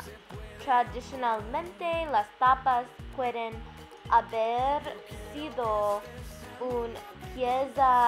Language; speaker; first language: Spanish; non-native, learner; English